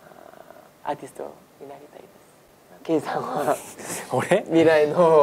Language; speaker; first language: Japanese; non-native, learner; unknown